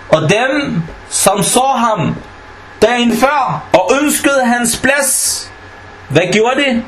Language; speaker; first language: Danish; non-native, fluent; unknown